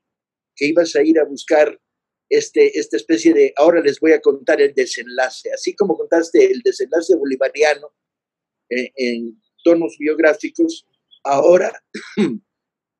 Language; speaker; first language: Spanish; native; Spanish